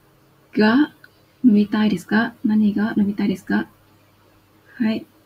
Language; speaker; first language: Japanese; non-native, fluent; Vietnamese